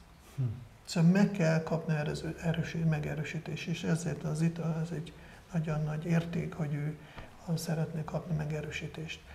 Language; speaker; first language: Hungarian; non-native, fluent; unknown